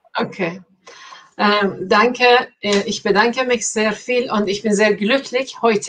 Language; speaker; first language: German; non-native, fluent; Persian